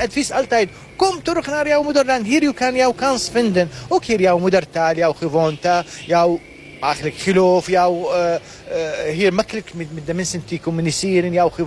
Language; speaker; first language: Dutch; non-native, learner; Arabic